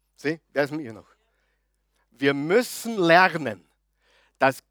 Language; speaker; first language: German; native; German